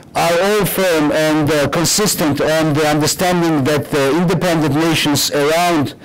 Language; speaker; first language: English; non-native, fluent; Georgian